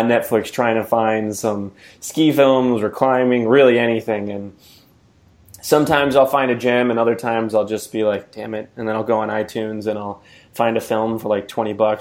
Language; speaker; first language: English; native; English